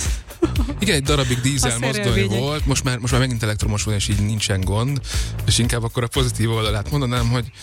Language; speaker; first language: Hungarian; native; Hungarian